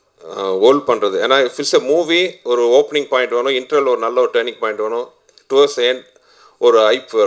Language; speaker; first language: Tamil; native; Tamil